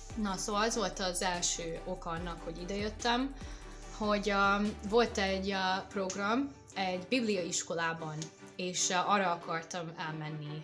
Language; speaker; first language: Hungarian; non-native, fluent; English